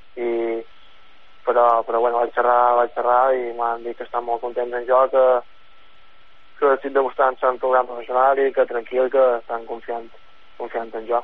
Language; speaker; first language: Catalan; native; Catalan